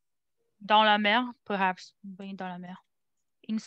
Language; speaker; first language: French; non-native, fluent; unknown